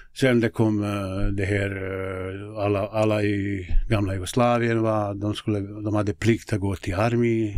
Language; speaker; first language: Swedish; non-native, fluent; Bosnian